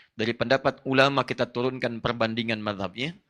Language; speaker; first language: Indonesian; native; Indonesian